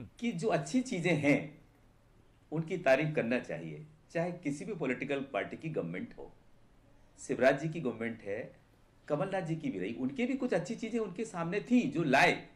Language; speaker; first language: Hindi; native; Hindi